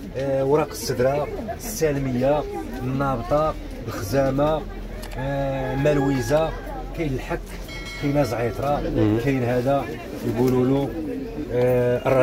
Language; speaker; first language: Arabic; native; Arabic